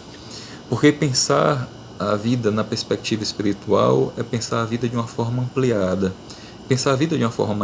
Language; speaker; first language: Portuguese; native; Portuguese